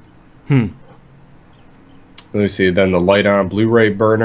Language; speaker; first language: English; native; English